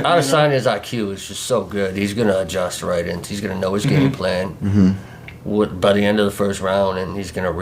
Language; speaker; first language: English; native; English